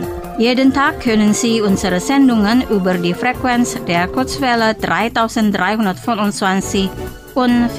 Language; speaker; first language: German; non-native, fluent; Indonesian